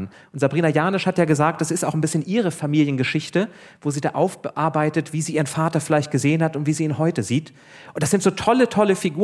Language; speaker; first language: German; native; German